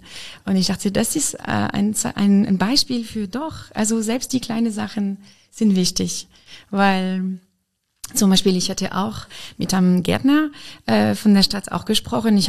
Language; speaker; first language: German; non-native, fluent; French